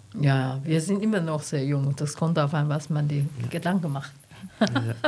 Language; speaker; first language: German; non-native, learner; Chinese